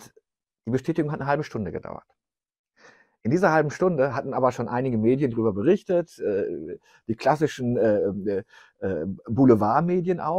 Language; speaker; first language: German; native; German